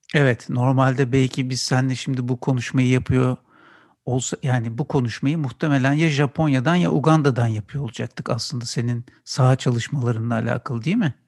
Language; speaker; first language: Turkish; native; Turkish